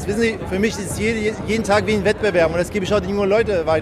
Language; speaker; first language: German; native; German